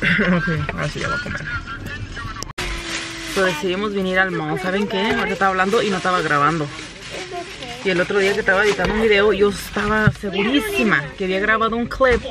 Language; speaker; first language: Spanish; early bilingual, heritage; Spanish